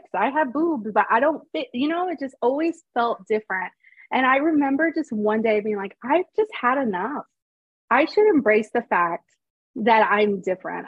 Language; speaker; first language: English; native; English